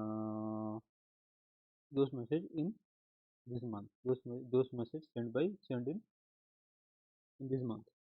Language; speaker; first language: English; non-native, local second language; Hindi